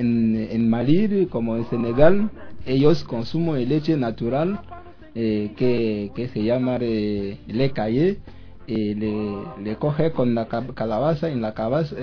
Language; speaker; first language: Spanish; non-native, learner; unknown